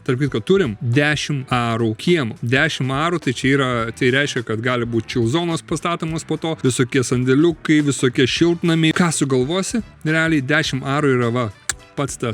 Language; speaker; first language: Lithuanian; native; Lithuanian